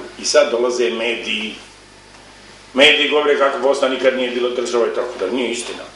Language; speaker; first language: Croatian; native; Croatian